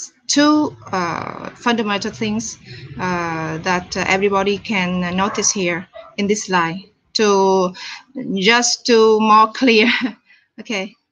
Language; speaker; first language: English; non-native, fluent; Vietnamese